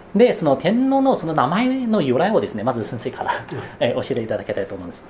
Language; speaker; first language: Japanese; non-native, fluent; Chinese